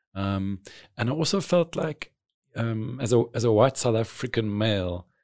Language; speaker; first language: English; native; English